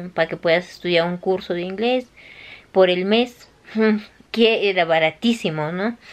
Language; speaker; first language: Spanish; native; Spanish